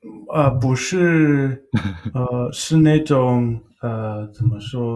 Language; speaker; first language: Chinese; non-native, learner; English